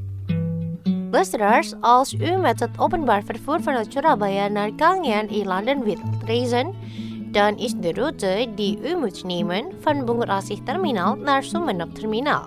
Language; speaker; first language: Dutch; non-native, fluent; Indonesian